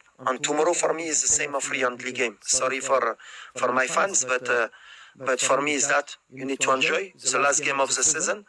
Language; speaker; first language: English; non-native, learner; French